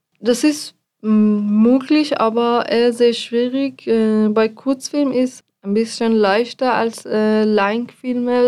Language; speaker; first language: German; non-native, fluent; Persian